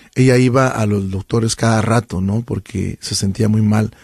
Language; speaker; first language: Spanish; native; Spanish